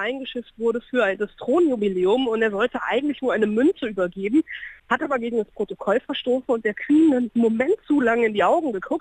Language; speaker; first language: German; native; German